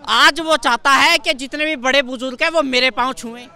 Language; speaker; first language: Hindi; native; Hindi